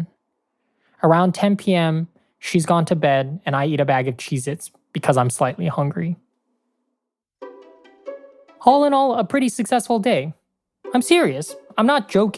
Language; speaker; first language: English; native; English